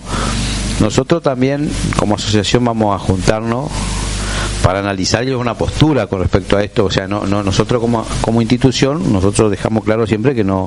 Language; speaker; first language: Spanish; native; Spanish